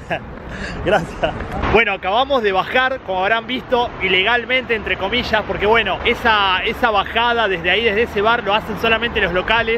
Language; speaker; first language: Spanish; native; Spanish